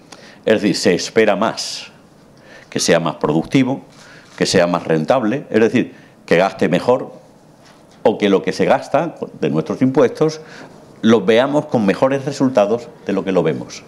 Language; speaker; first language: Spanish; native; Spanish